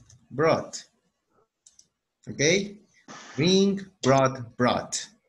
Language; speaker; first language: English; non-native, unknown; Spanish